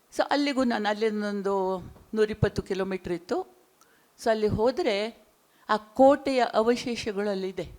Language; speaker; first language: Kannada; non-native, local second language; Konkani